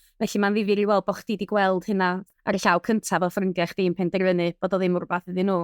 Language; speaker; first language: Welsh; native; Welsh